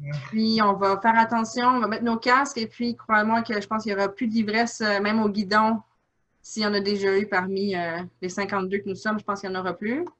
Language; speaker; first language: French; native; French